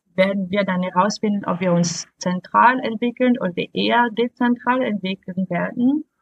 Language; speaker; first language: German; non-native, fluent; French